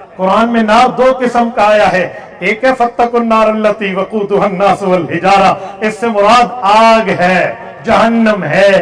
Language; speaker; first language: Urdu; non-native, local second language; Saraiki